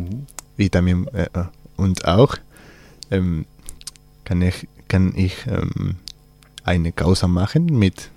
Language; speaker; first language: German; non-native, learner; Spanish